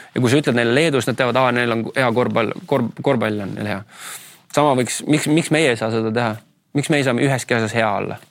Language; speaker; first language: Estonian; native; Estonian